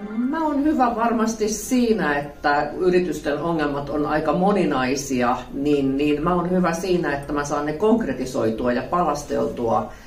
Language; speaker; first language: Finnish; native; Finnish